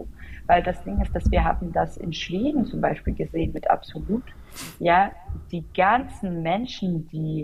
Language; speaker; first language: German; non-native, fluent; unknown